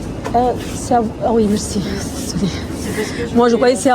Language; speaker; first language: French; non-native, learner; Arabic